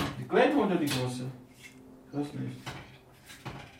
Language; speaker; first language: German; non-native, learner; Fula